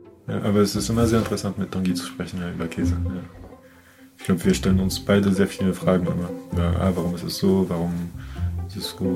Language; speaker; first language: German; non-native, fluent; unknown